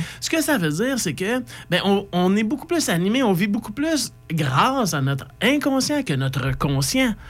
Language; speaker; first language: French; native; French